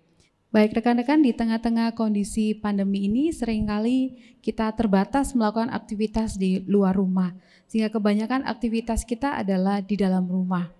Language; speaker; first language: Indonesian; native; Indonesian